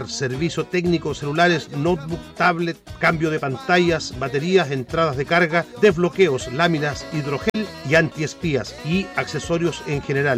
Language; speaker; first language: Spanish; native; Spanish